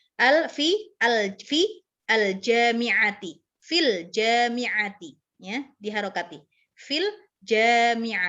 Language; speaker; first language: Arabic; non-native, fluent; Indonesian